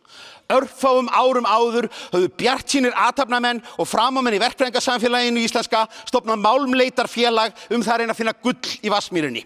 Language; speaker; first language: Icelandic; native; Icelandic